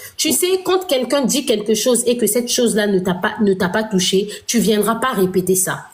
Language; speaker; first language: French; non-native, local second language; Lingala